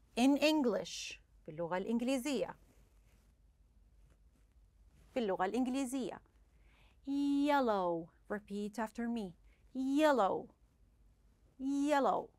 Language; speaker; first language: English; non-native, fluent; Arabic